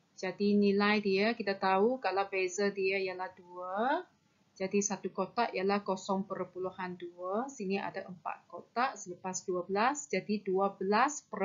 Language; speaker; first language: Malay; non-native, local second language; Chinese